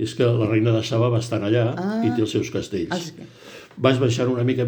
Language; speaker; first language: Catalan; native; Catalan